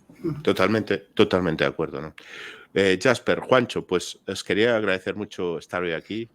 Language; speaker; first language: Spanish; native; Spanish